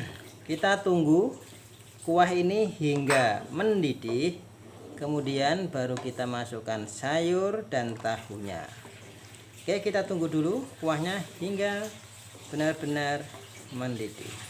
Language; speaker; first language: Indonesian; native; Indonesian